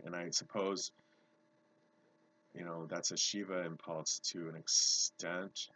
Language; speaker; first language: English; native; English